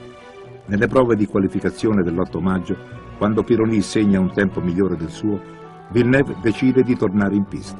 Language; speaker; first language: Italian; native; Italian